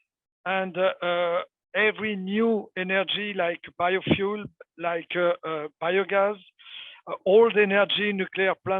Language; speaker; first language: English; non-native, fluent; French